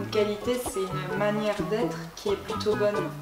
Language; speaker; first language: French; native; French